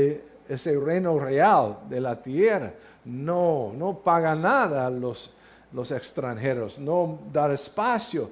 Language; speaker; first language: Spanish; non-native, learner; English